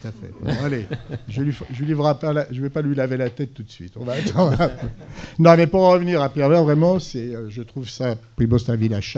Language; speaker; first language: French; native; French